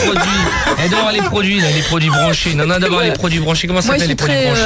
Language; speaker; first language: French; native; French